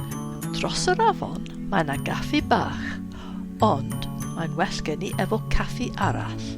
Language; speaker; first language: Welsh; non-native, fluent; English